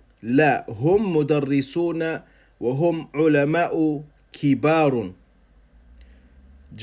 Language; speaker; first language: Arabic; non-native, fluent; English